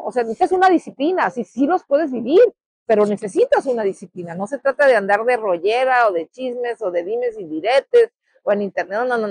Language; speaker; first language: Spanish; native; Spanish